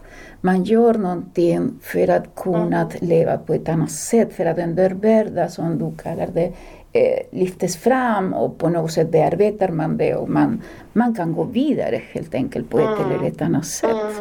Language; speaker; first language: Swedish; non-native, fluent; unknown